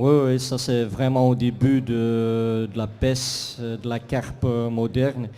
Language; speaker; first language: French; non-native, fluent; Dutch